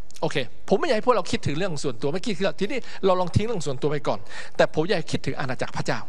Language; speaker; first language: Thai; native; Thai